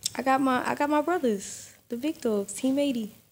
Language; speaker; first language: English; native; English